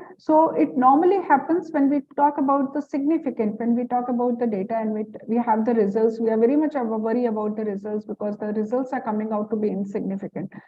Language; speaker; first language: English; non-native, local second language; Hindi